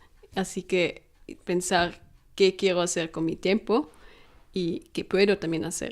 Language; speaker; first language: Spanish; non-native, fluent; German